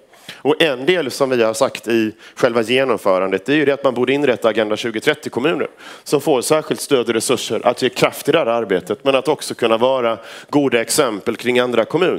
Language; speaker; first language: Swedish; native; Swedish